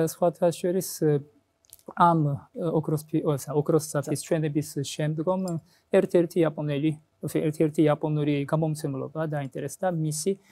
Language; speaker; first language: Georgian; non-native, fluent; Japanese